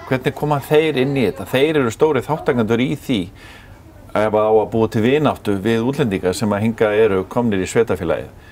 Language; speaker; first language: Icelandic; native; Icelandic